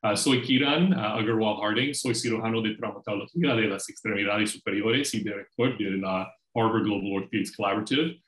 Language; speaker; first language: Spanish; non-native, learner; English